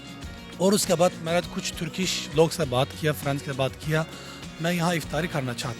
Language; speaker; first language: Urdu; non-native, learner; Turkish